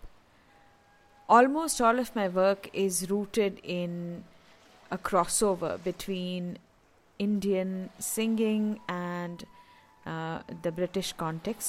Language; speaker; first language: English; non-native, local second language; Tamil